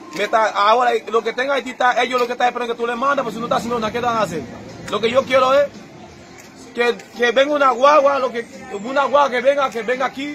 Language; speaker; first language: Spanish; non-native, learner; Haitian Creole